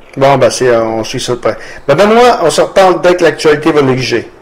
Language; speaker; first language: French; native; French